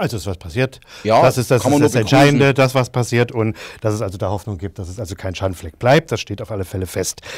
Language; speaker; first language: German; native; German